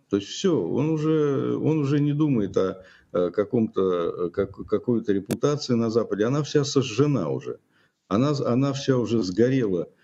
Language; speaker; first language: Russian; native; Russian